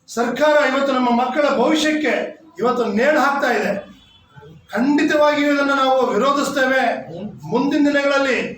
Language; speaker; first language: Kannada; non-native, local second language; Lambadi